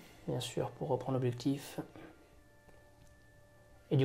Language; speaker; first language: French; native; French